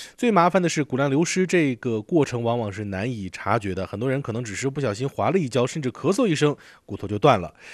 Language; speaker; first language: Chinese; native; Chinese